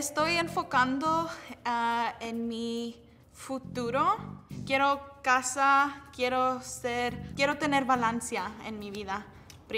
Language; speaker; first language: Spanish; early bilingual, heritage; English